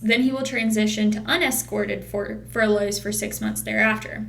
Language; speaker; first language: English; native; English